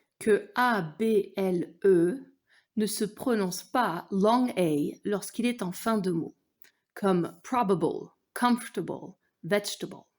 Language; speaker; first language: French; non-native, fluent; English